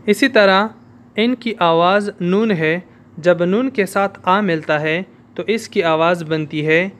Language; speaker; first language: Urdu; non-native, local second language; Pashto